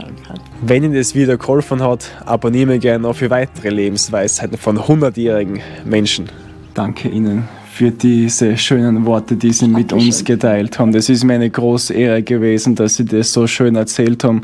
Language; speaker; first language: German; native; German